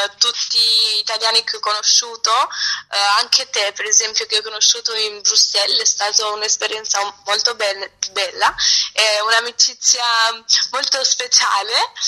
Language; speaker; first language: Italian; non-native, learner; Albanian